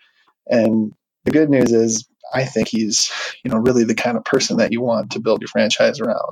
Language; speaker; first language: English; native; English